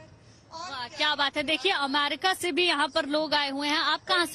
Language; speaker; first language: Hindi; native; Hindi